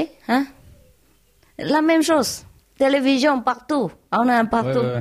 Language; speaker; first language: French; non-native, learner; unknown